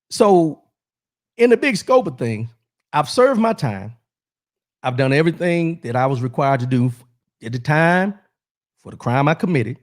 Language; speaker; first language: English; native; English